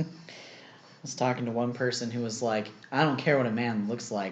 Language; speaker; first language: English; native; English